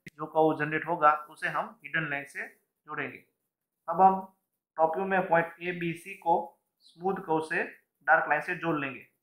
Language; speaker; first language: Hindi; non-native, local second language; Gujarati